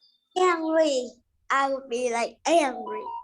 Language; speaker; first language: English; non-native, learner; Vietnamese